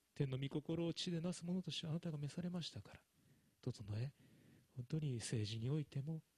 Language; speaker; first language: Japanese; native; Japanese